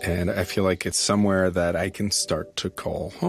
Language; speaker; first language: English; native; English